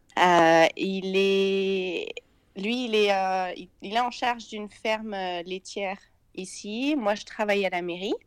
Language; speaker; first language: French; native; French